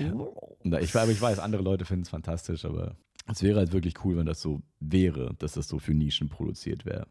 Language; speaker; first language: German; non-native, fluent; Russian